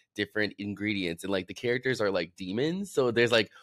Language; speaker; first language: English; native; English